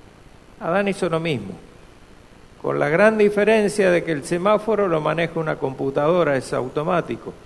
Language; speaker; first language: Spanish; native; Spanish